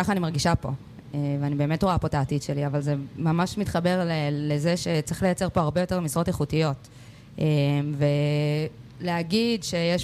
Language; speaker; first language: Hebrew; native; Hebrew